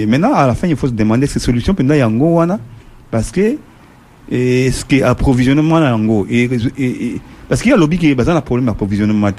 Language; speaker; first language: French; non-native, local second language; Lingala